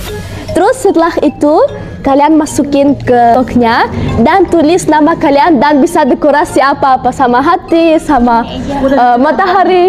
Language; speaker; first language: Indonesian; non-native, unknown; German